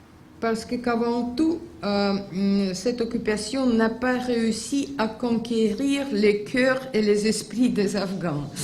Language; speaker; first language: French; non-native, fluent; Russian